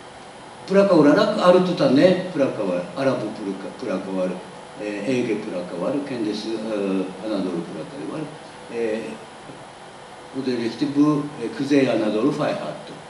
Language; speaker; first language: Turkish; non-native, learner; Japanese